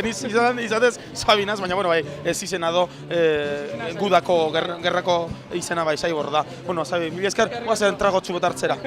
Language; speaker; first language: Basque; native; Basque